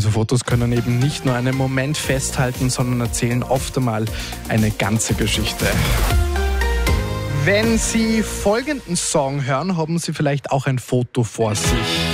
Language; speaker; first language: German; native; German